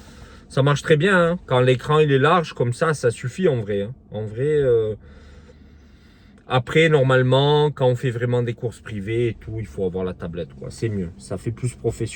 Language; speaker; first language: French; native; French